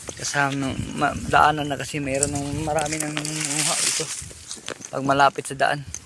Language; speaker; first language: Filipino; non-native, local second language; Cebuano